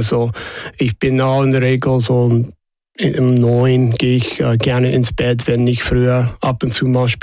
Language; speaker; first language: German; non-native, fluent; English